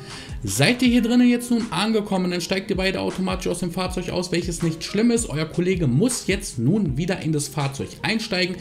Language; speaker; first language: German; native; German